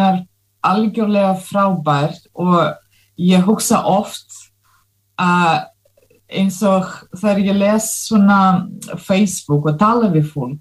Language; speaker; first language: Icelandic; non-native, fluent; Russian